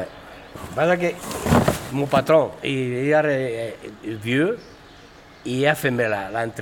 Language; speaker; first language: French; non-native, learner; Spanish